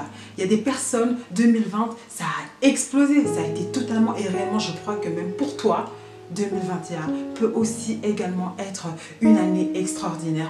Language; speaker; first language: French; native; French